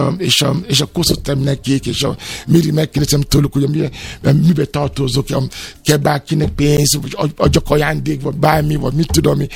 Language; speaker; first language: Hungarian; non-native, fluent; Yoruba